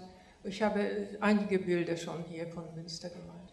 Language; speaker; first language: German; non-native, fluent; Polish